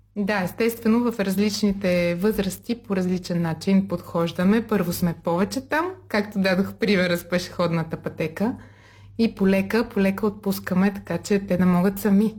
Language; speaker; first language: Bulgarian; native; Bulgarian